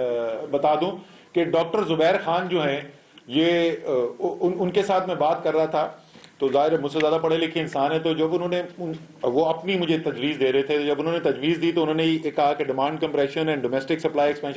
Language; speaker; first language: Urdu; native; Urdu